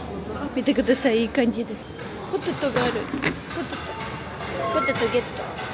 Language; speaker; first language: Japanese; native; Japanese